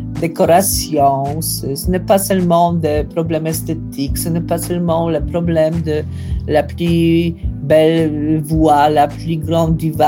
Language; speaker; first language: French; non-native, learner; Polish